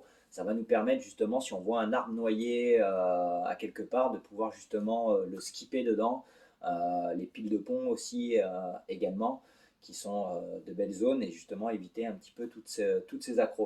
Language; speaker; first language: French; native; French